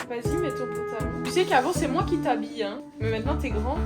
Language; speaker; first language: French; native; French